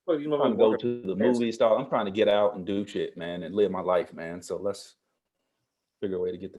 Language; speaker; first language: English; native; English